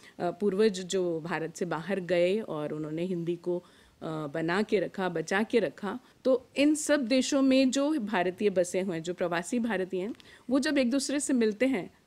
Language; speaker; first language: Hindi; native; Hindi